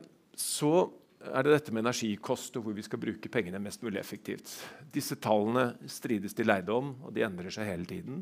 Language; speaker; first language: Norwegian; native; Norwegian